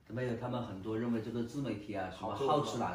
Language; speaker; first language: Chinese; native; Chinese